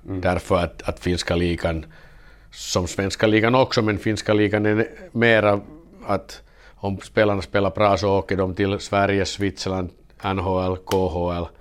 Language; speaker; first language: Swedish; non-native, learner; Finnish